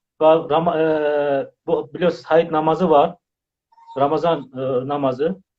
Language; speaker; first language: Turkish; non-native, fluent; Uzbek